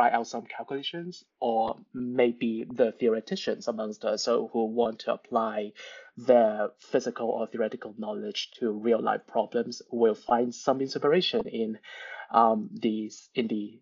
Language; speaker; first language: English; non-native, local second language; Cantonese